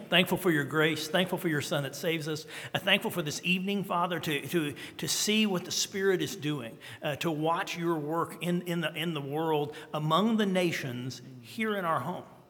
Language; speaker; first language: English; native; English